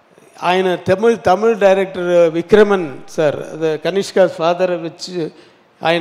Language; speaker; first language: Telugu; non-native, learner; Tamil